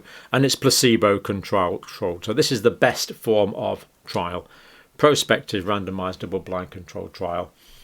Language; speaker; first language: English; native; English